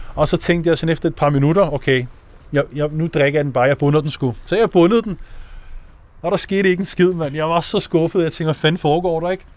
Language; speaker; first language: Danish; native; Danish